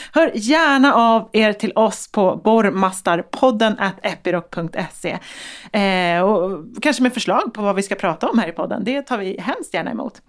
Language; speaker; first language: Swedish; native; Swedish